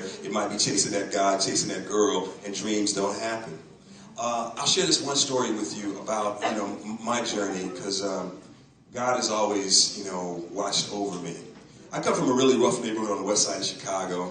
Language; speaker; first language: English; native; English